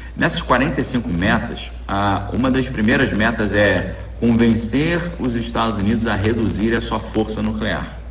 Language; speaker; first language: Portuguese; native; Portuguese